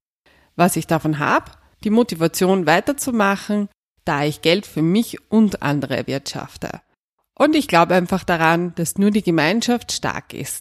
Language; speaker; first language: German; native; German